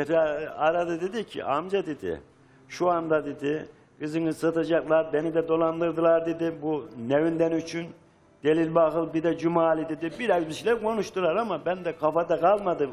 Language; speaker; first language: Turkish; native; Turkish